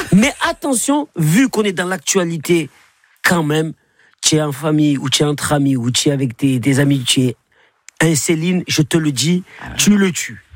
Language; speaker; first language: French; native; French